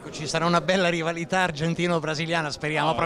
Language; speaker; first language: Italian; native; Italian